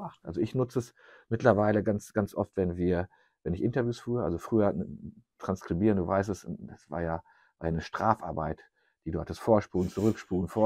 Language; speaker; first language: German; native; German